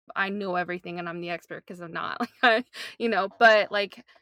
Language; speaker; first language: English; native; English